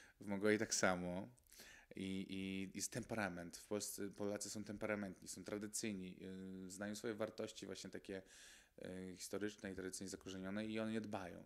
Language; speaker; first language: Polish; early bilingual, other home language; Mongolian